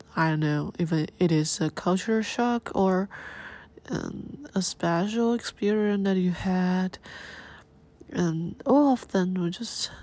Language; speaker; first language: English; non-native, learner; Chinese